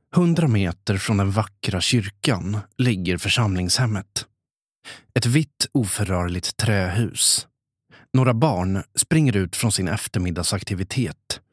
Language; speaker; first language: Swedish; native; Swedish